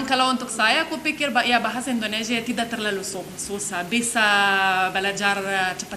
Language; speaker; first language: Indonesian; non-native, learner; Lithuanian